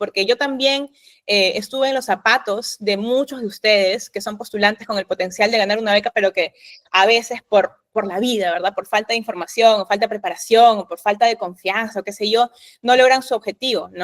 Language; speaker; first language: Spanish; native; Spanish